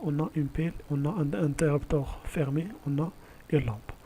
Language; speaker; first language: French; non-native, local second language; Arabic